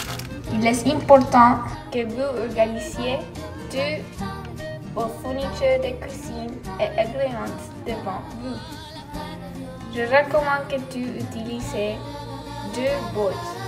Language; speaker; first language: French; non-native, learner; English